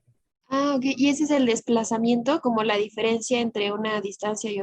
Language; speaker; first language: Spanish; native; Spanish